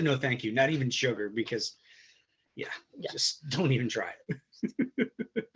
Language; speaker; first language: English; native; English